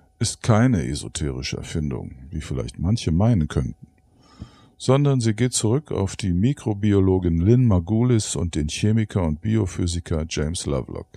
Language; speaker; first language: German; native; German